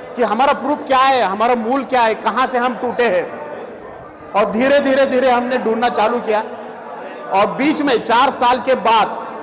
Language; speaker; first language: Hindi; non-native, local second language; Marathi